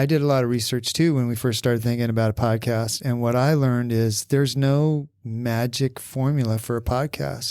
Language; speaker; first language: English; native; English